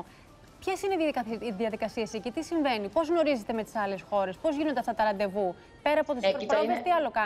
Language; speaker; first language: Greek; native; Greek